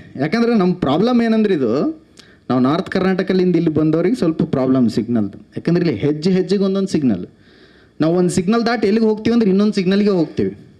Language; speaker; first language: Kannada; native; Kannada